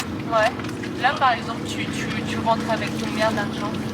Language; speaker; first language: French; native; French